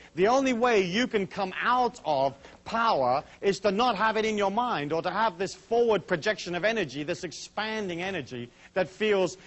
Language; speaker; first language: English; native; English